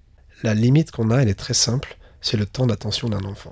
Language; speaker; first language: French; native; French